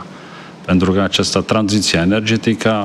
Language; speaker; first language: Romanian; non-native, fluent; Czech